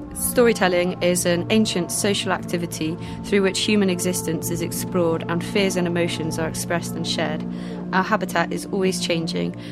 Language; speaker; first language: English; native; English